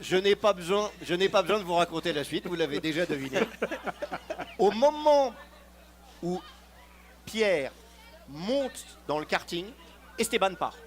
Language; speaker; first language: French; native; French